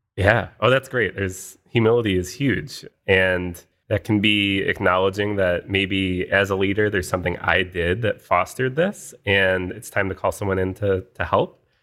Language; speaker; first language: English; native; English